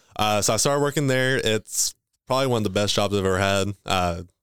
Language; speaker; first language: English; native; English